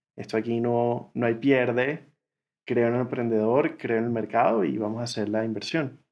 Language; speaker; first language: Spanish; native; Spanish